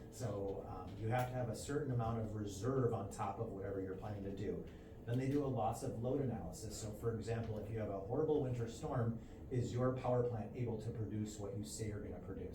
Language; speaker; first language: English; native; English